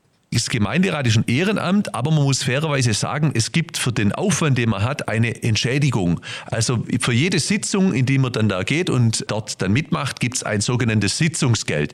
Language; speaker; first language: German; native; German